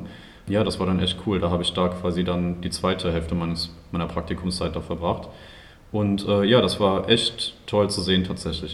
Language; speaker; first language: German; native; German